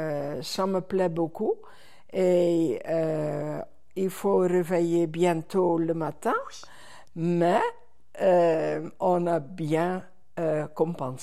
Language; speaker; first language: French; non-native, fluent; Dutch